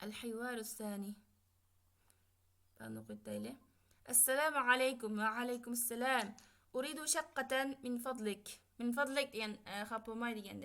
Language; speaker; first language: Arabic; non-native, fluent; Uyghur